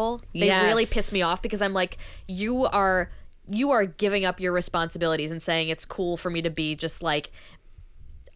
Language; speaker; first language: English; native; English